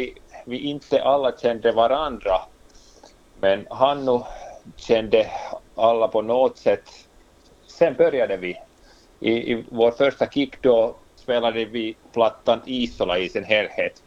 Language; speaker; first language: Swedish; non-native, local second language; Finnish